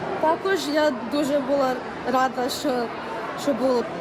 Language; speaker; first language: Ukrainian; early bilingual, heritage; Ukrainian